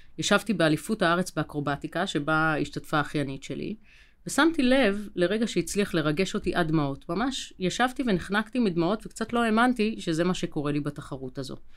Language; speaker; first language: Hebrew; native; Hebrew